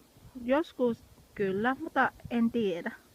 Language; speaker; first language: Finnish; non-native, learner; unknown